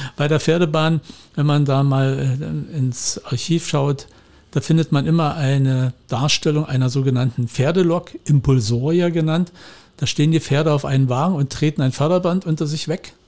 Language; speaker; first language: German; native; German